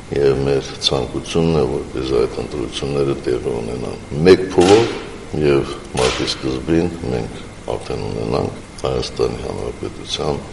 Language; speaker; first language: Armenian; native; Armenian